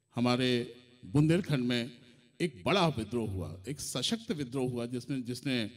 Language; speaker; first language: Hindi; native; Hindi